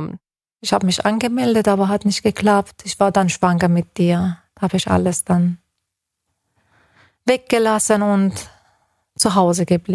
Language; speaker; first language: German; non-native, fluent; Persian